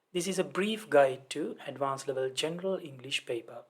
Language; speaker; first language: English; non-native, local second language; Sinhala